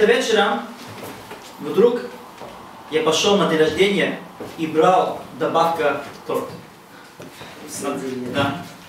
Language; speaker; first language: Russian; non-native, learner; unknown